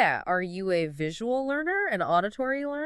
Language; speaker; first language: English; native; English